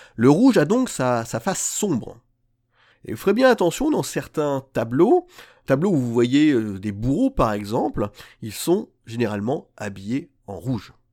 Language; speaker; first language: French; native; French